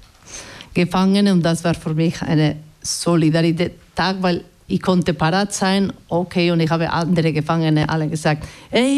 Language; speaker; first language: German; non-native, fluent; Basque